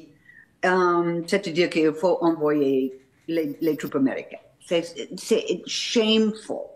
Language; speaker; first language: French; non-native, fluent; English